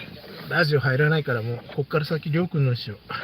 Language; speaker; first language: Japanese; native; Japanese